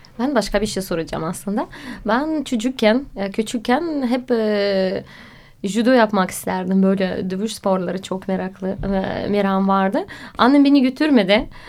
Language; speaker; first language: Turkish; non-native, fluent; Russian